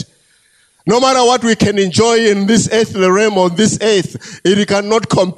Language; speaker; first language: English; non-native, local second language; Nyanja